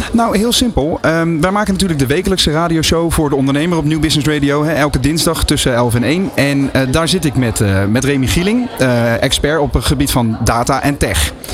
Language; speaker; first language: Dutch; native; Dutch